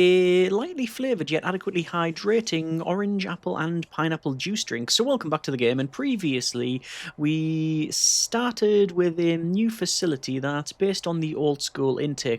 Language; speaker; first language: English; native; English